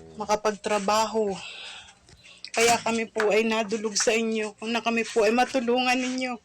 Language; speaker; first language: Filipino; native; Filipino